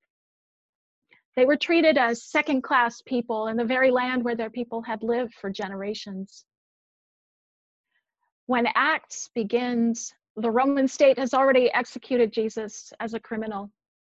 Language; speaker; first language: English; native; English